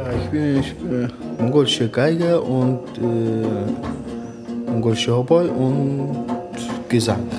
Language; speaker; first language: German; non-native, learner; Mongolian